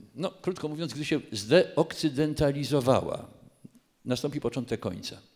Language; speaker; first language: Polish; native; Polish